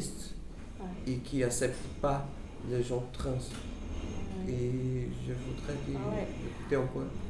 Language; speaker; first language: French; non-native, learner; Portuguese